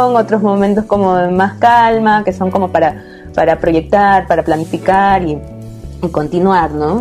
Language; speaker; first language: Spanish; native; Spanish